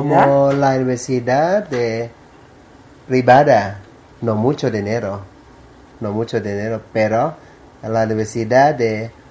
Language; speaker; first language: Spanish; non-native, learner; Thai